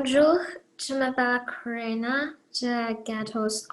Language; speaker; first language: French; non-native, learner; Chinese